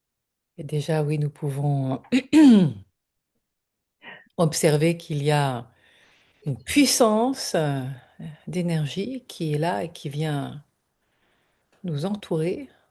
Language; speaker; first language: French; native; French